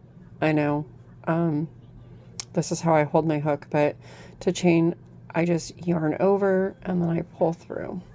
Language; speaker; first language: English; native; English